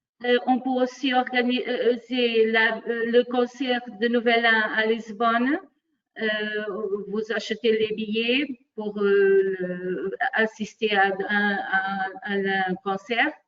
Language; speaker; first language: French; non-native, fluent; Portuguese